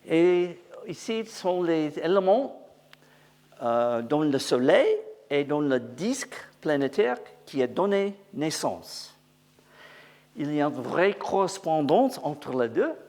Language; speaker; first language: French; non-native, learner; English